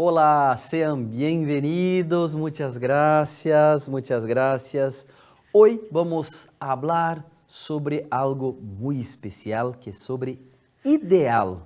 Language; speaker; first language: Spanish; non-native, fluent; Portuguese